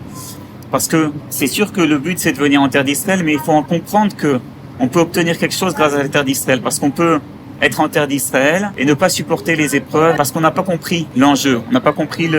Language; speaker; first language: French; native; French